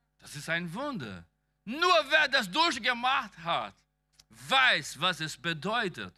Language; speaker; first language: German; non-native, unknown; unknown